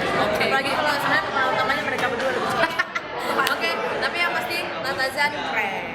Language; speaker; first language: Indonesian; native; Indonesian